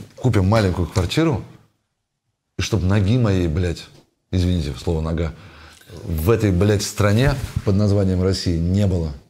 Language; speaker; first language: Russian; native; Russian